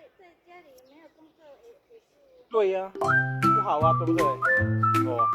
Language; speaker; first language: Chinese; non-native, learner; Filipino